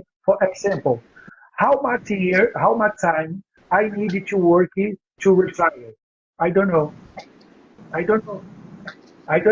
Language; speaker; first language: English; non-native, learner; Portuguese